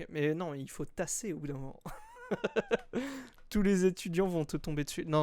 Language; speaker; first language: French; native; French